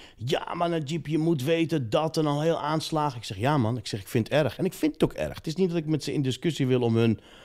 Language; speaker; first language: Dutch; early bilingual, other home language; Riffian